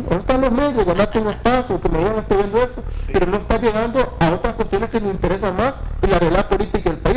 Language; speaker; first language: Spanish; native; Spanish